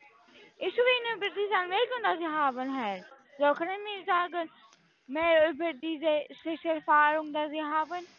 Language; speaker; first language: German; non-native, learner; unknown